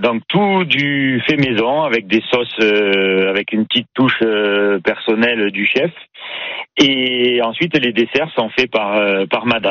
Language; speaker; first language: French; native; French